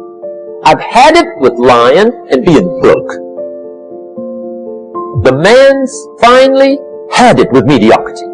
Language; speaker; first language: English; native; English